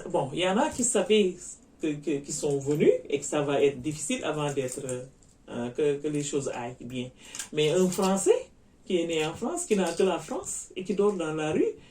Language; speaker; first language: French; non-native, local second language; Wolof